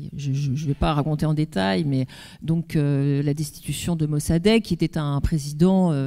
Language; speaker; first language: French; native; French